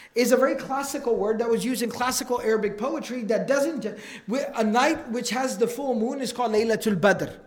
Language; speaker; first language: English; native; English